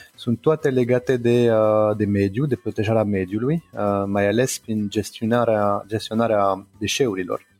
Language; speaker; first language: Romanian; non-native, fluent; French